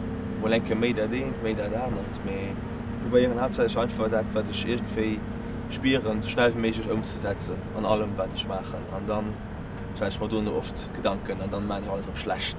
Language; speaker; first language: German; non-native, local second language; Luxembourgish